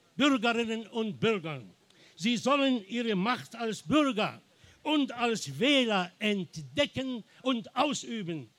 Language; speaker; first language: German; non-native, fluent; Arabic